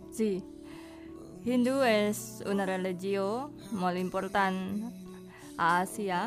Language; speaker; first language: Catalan; non-native, learner; Indonesian